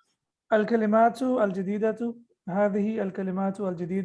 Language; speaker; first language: Arabic; non-native, fluent; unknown